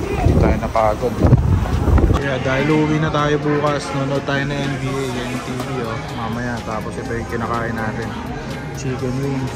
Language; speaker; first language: Filipino; native; Filipino